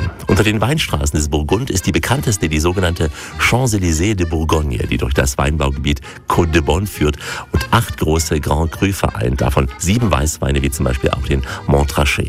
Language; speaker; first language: German; native; German